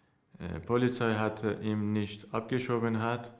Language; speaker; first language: German; non-native, learner; Persian